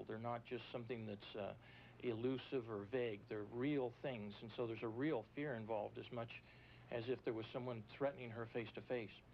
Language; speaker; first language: English; native; English